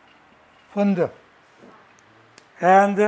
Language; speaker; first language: English; non-native, learner; Korean